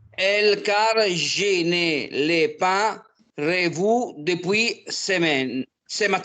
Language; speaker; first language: French; non-native, learner; Italian